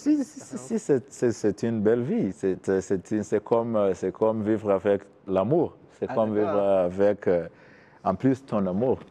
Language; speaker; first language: French; non-native, learner; Kinyarwanda